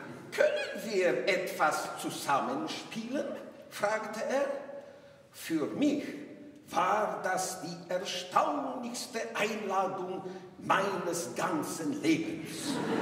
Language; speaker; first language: German; non-native, learner; English